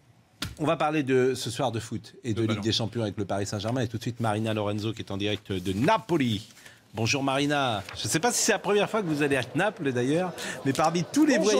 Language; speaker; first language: French; native; French